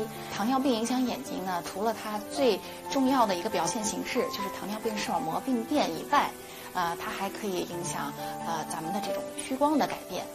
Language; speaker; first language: Chinese; native; Chinese